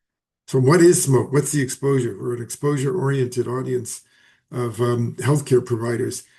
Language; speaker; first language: English; native; English